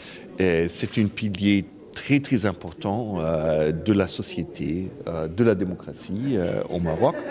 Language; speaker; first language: French; non-native, fluent; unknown